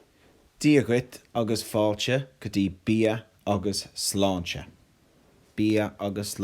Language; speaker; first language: Irish; non-native, local second language; English